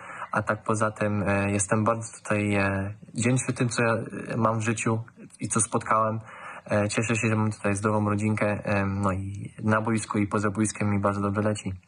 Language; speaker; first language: Polish; early bilingual, heritage; German